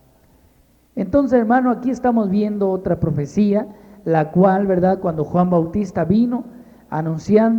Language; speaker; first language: Spanish; native; Spanish